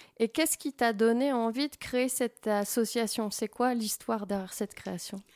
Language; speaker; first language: French; native; French